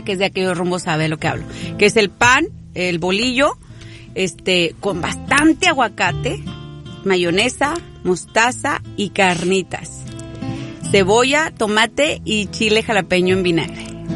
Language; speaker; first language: Spanish; native; Spanish